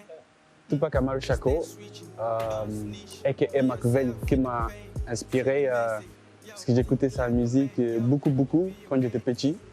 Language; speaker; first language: French; non-native, learner; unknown